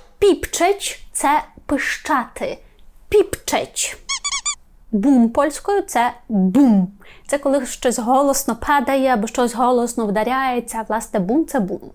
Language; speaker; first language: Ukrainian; native; Ukrainian